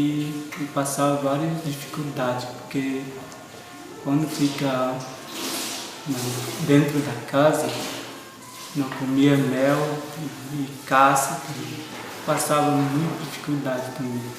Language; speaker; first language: Portuguese; non-native, local second language; Guarani